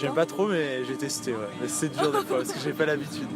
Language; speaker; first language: French; native; French